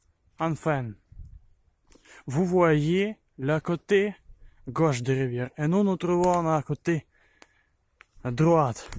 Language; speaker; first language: French; non-native, learner; Ukrainian